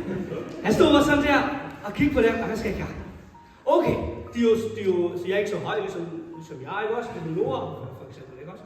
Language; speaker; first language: Danish; non-native, fluent; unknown